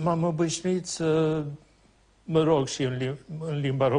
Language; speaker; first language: Romanian; non-native, fluent; Swedish